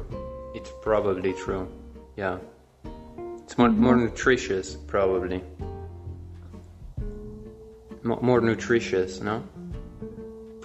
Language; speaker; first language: English; non-native, fluent; Spanish